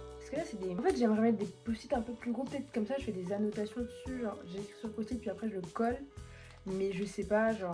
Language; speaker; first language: French; native; French